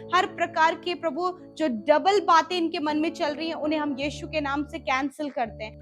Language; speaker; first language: Hindi; native; Hindi